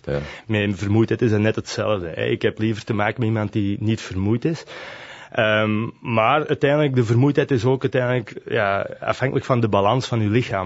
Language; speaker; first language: Dutch; native; Dutch